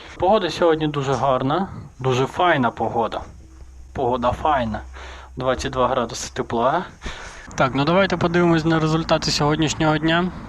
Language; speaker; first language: Ukrainian; non-native, local second language; Russian